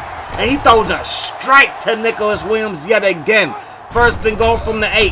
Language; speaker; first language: English; native; English